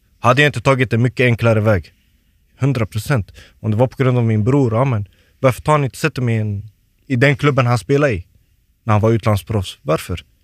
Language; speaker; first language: Swedish; early bilingual, other home language; Turoyo